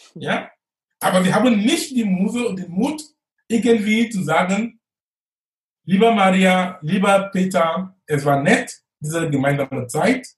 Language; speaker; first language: German; non-native, fluent; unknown